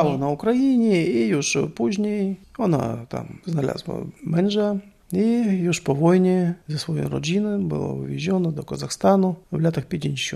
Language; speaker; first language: Polish; non-native, learner; Russian